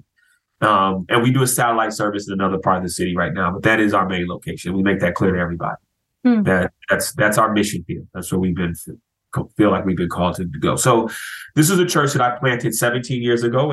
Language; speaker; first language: English; native; English